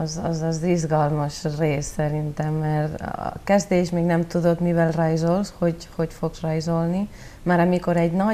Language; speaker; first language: Hungarian; non-native, learner; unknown